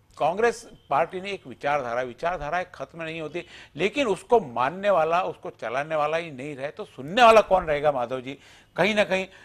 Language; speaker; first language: Hindi; native; Hindi